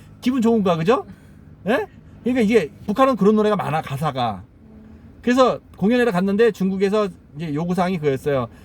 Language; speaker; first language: Korean; native; Korean